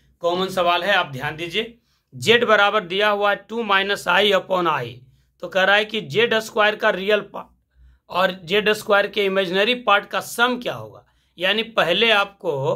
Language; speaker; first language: Hindi; native; Hindi